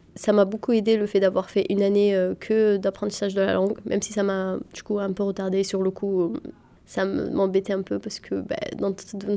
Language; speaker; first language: French; early bilingual, other home language; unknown